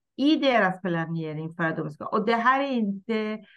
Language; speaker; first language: Swedish; non-native, fluent; Persian